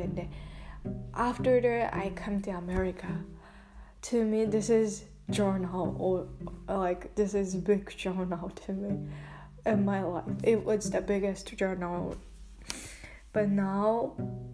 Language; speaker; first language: English; non-native, learner; Japanese